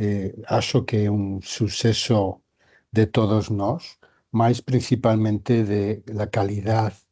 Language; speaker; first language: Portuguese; non-native, learner; Galician